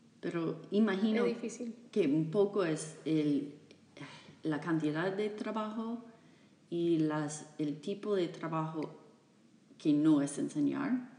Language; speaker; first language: Spanish; non-native, fluent; English